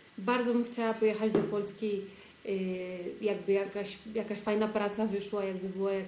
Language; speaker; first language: Polish; early bilingual, heritage; Polish